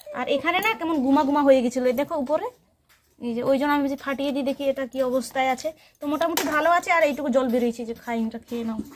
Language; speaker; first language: Bangla; native; Bangla